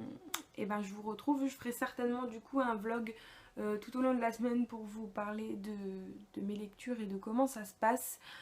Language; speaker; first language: French; native; French